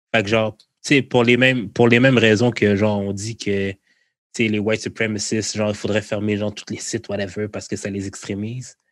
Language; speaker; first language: French; native; French